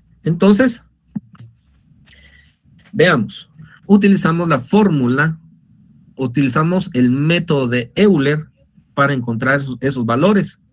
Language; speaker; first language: Spanish; native; Spanish